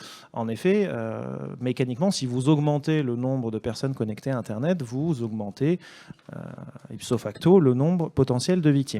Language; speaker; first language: French; native; French